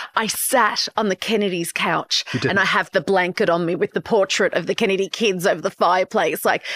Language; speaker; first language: English; native; English